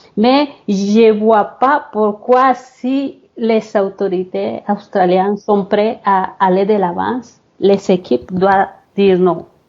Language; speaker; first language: French; non-native, fluent; Spanish